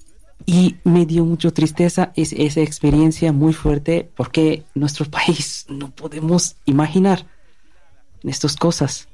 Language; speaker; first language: Spanish; non-native, learner; Bangla